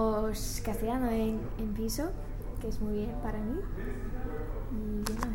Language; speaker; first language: Spanish; non-native, learner; English